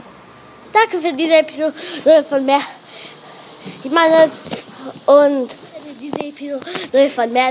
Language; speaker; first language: German; non-native, learner; French